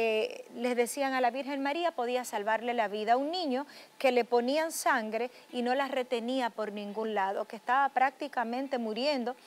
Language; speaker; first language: Spanish; native; Spanish